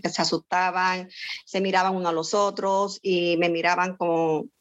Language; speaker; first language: Spanish; native; Spanish